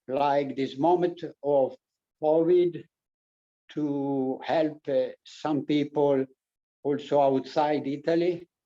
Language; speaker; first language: English; non-native, learner; Italian